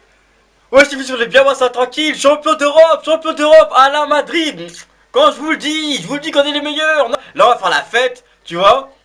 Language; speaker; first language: French; native; French